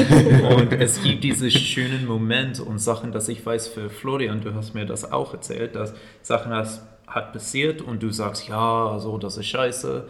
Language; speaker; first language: German; non-native, fluent; English